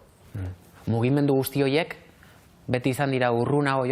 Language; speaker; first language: Basque; native; Basque